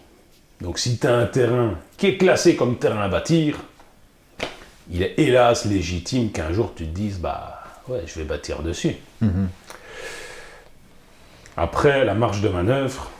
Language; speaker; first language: French; native; French